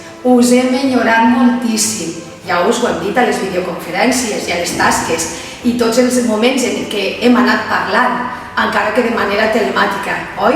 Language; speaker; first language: Catalan; native; Catalan